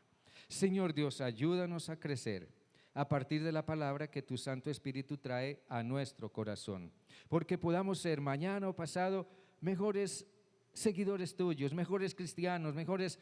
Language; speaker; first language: Spanish; native; Spanish